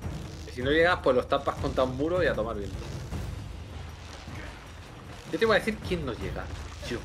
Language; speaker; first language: Spanish; native; Spanish